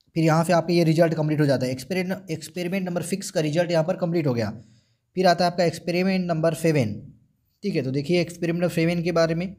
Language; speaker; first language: Hindi; native; Hindi